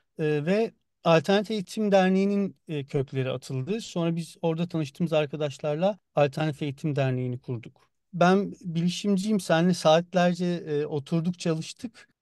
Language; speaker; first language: Turkish; native; Turkish